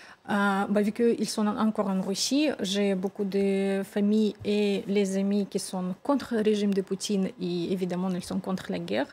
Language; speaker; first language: French; non-native, fluent; Russian